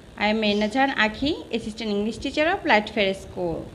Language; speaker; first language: English; non-native, local second language; Bangla